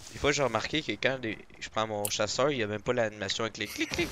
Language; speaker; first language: French; native; French